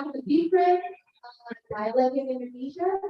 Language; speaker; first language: English; non-native, learner; Indonesian